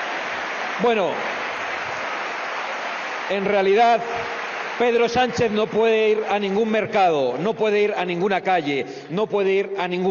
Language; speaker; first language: Spanish; native; Spanish